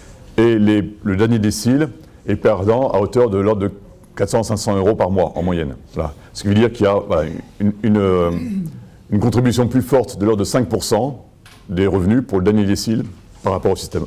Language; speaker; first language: French; native; French